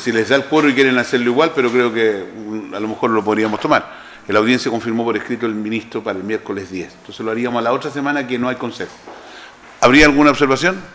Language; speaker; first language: Spanish; native; Spanish